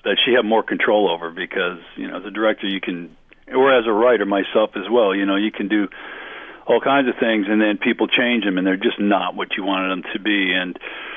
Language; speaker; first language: English; native; English